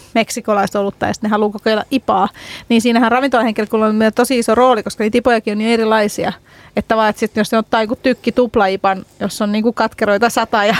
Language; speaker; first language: Finnish; non-native, fluent; Hungarian